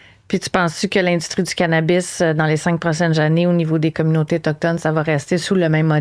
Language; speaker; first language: French; native; French